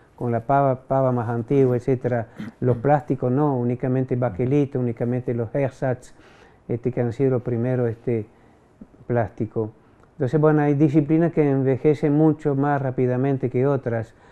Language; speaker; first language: Spanish; non-native, fluent; French